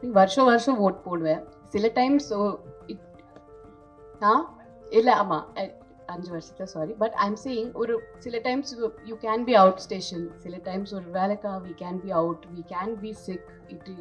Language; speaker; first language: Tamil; non-native, fluent; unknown